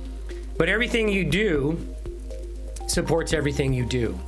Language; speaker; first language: English; native; English